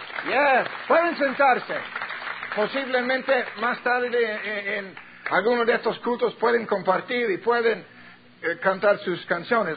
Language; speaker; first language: Spanish; non-native, fluent; English